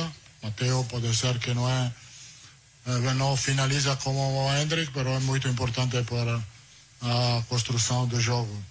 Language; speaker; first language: Portuguese; non-native, fluent; Italian